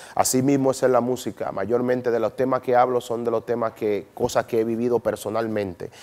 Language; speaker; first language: Spanish; native; Spanish